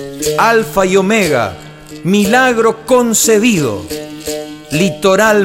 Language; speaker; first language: Spanish; native; Spanish